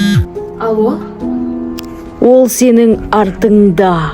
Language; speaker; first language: Kazakh; native; Kazakh